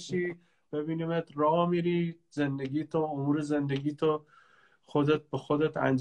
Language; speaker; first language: Persian; native; Persian